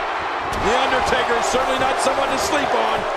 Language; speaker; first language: English; native; English